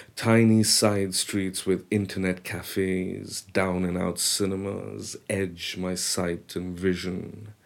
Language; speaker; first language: English; non-native, local second language; Bangla